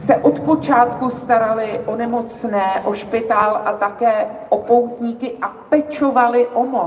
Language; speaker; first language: Czech; native; Czech